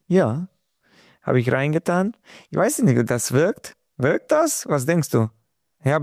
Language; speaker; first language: German; non-native, local second language; Hungarian